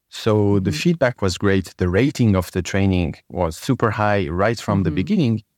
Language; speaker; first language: English; non-native, fluent; French